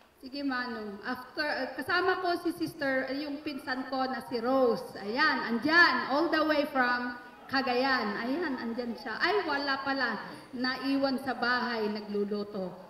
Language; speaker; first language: Filipino; non-native, local second language; Iloko